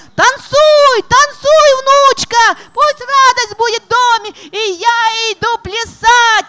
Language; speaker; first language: Russian; non-native, local second language; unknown